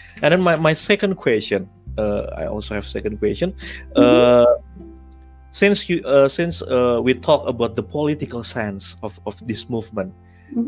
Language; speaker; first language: English; non-native, learner; Indonesian